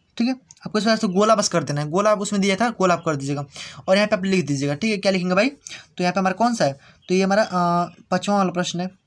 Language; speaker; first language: Hindi; native; Hindi